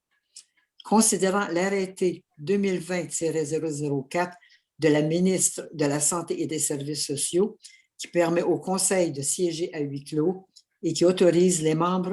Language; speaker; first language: French; native; French